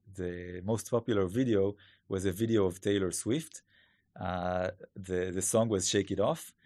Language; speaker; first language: English; non-native, fluent; Hebrew